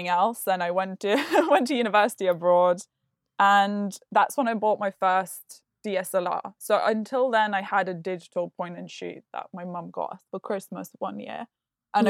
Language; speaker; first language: English; non-native, fluent; Lithuanian